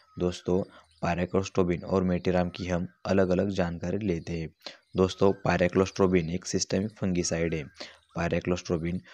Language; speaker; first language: Hindi; non-native, local second language; Marathi